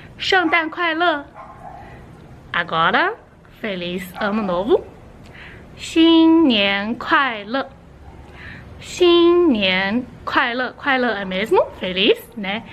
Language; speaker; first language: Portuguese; non-native, fluent; Chinese